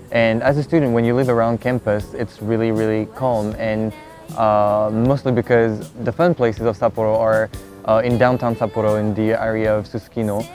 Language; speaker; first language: English; non-native, fluent; French